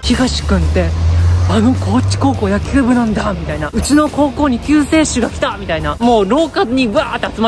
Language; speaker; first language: Japanese; native; Japanese